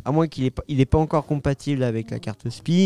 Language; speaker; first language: French; native; French